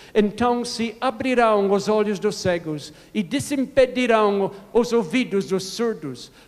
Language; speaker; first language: Portuguese; non-native, fluent; English